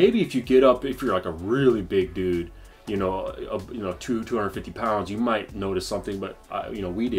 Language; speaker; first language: English; native; English